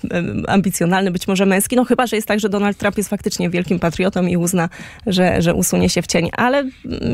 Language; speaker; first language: Polish; native; Polish